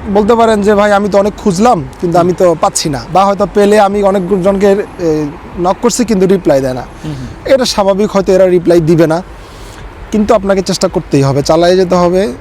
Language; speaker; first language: Bangla; native; Bangla